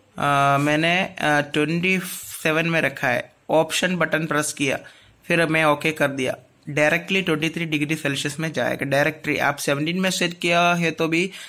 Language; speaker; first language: Hindi; non-native, local second language; Malayalam